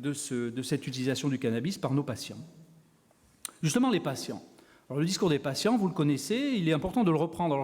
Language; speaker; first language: French; native; French